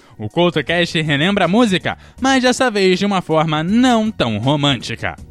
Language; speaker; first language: Portuguese; native; Portuguese